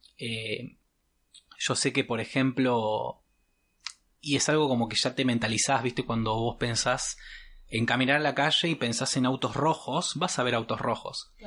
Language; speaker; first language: Spanish; native; Spanish